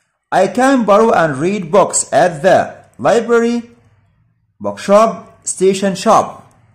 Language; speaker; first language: English; non-native, fluent; Arabic